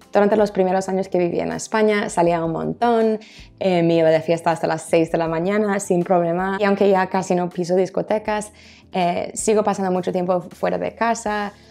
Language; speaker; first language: Spanish; non-native, fluent; English